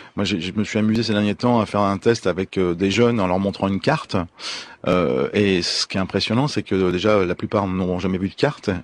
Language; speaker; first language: French; native; French